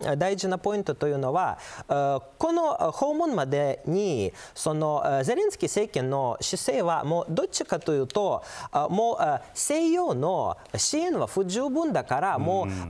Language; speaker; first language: Japanese; non-native, fluent; Ukrainian